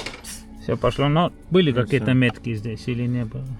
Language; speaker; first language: Russian; non-native, fluent; Estonian